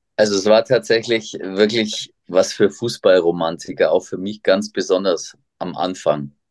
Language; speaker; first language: German; native; German